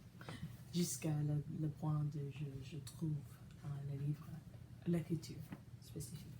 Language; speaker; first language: French; non-native, learner; English